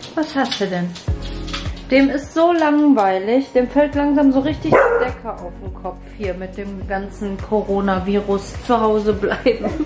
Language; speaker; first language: German; native; German